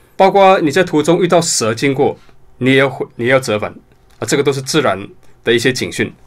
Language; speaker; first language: Chinese; non-native, local second language; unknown